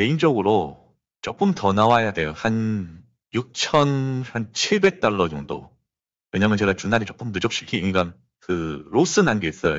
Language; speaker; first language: Korean; native; Korean